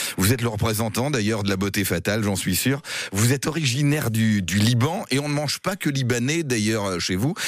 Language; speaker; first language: French; native; French